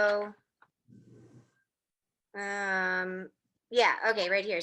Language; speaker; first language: English; native; English